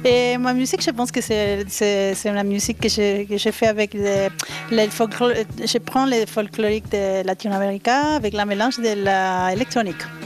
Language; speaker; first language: French; non-native, learner; Spanish